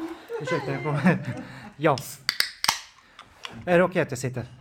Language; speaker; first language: Swedish; non-native, fluent; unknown